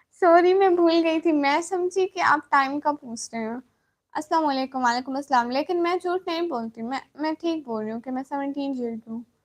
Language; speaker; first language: Urdu; non-native, local second language; Punjabi